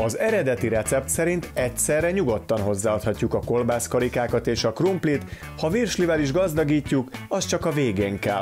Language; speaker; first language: Hungarian; native; Hungarian